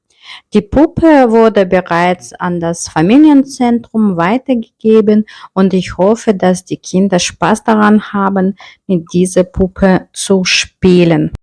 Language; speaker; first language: German; non-native, fluent; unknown